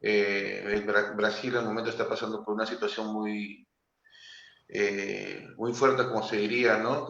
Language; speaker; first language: Spanish; native; Spanish